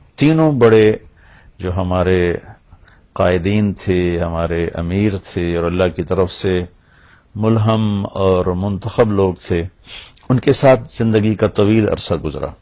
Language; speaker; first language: Urdu; non-native, local second language; Punjabi